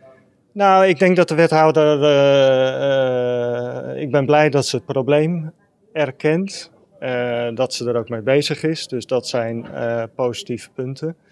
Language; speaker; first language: Dutch; native; Dutch